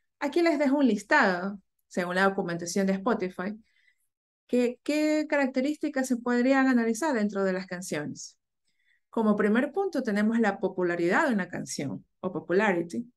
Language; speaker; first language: Spanish; native; Spanish